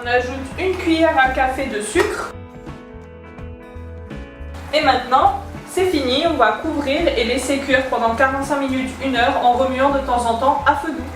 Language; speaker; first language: French; native; French